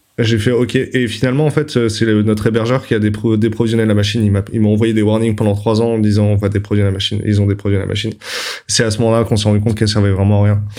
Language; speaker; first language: French; native; French